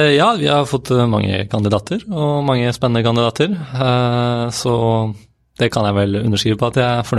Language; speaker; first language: Norwegian; native; Norwegian